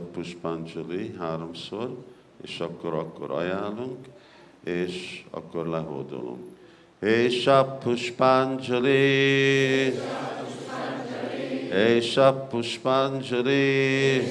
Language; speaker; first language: Hungarian; non-native, learner; English